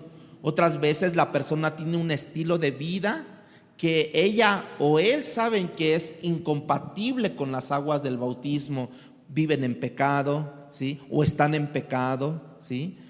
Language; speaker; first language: Spanish; native; Spanish